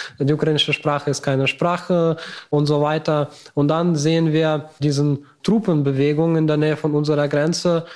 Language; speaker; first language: German; non-native, fluent; Ukrainian